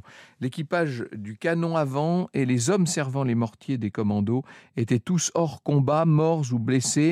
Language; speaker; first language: French; native; French